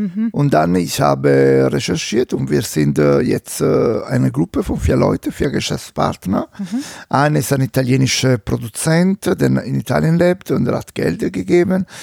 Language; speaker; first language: German; non-native, fluent; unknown